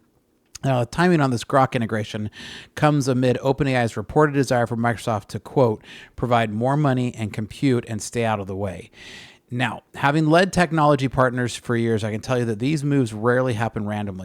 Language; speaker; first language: English; native; English